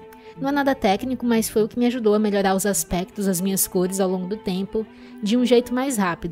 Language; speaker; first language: Portuguese; native; Portuguese